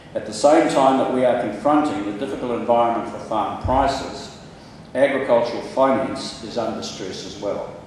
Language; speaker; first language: English; native; English